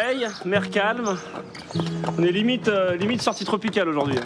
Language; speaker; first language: French; native; French